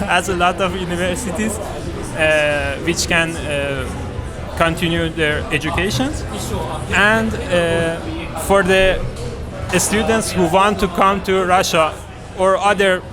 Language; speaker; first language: English; non-native, learner; Persian